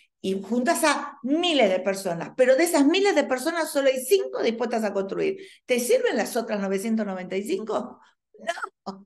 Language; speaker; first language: Spanish; native; Spanish